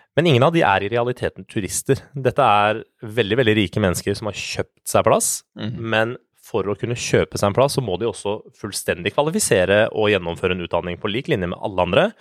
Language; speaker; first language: Norwegian; early bilingual, other home language; Persian